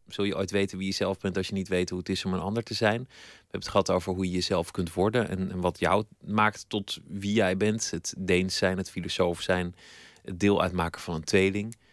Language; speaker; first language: Dutch; native; Dutch